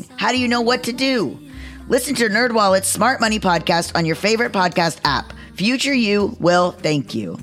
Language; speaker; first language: English; native; English